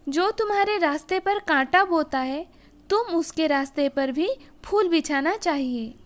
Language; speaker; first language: Hindi; non-native, local second language; Odia